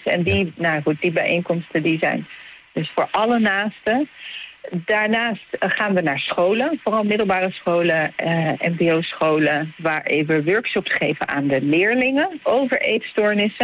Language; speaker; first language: Dutch; native; Dutch